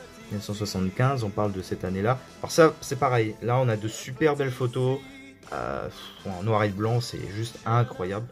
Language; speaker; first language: French; native; French